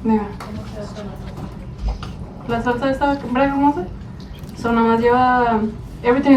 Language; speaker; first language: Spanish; early bilingual, other home language; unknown